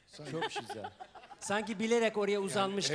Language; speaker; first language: Turkish; native; Turkish